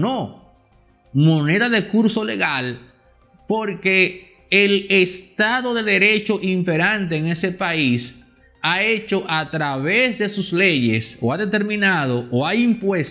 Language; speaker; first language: Spanish; native; Spanish